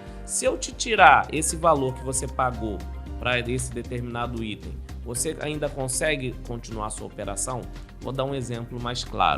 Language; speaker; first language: Portuguese; native; Portuguese